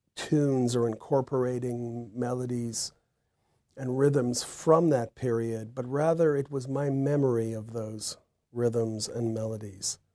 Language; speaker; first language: English; native; English